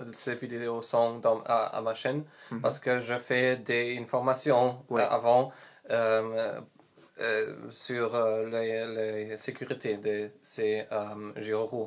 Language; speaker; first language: French; non-native, learner; Polish